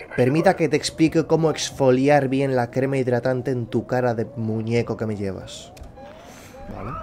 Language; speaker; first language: Spanish; native; Spanish